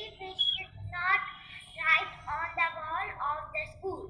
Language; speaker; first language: English; non-native, learner; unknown